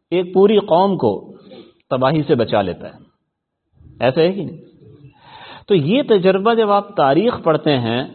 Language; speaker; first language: Urdu; non-native, local second language; Punjabi